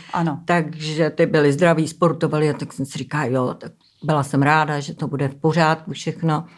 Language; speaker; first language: Czech; native; Czech